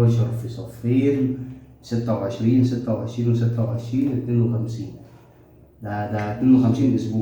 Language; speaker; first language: Arabic; native; Arabic